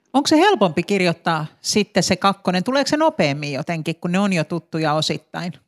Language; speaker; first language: Finnish; native; Finnish